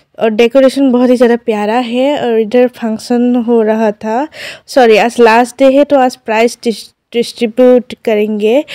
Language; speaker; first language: Hindi; non-native, local second language; Assamese